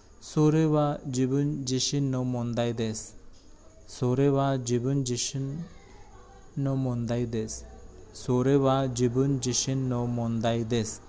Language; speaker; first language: Japanese; non-native, learner; Hindi